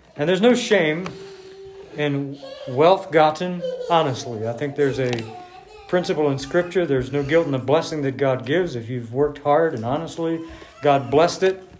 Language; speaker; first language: English; native; English